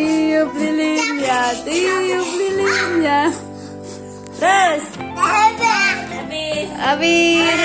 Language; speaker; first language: Indonesian; native; Indonesian